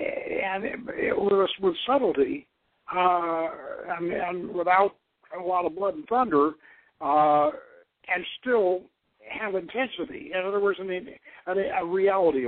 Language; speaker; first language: English; native; English